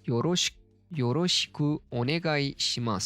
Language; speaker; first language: Japanese; non-native, learner; Turkish